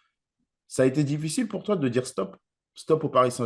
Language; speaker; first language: French; native; French